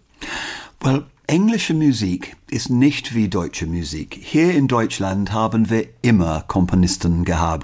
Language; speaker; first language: German; non-native, fluent; English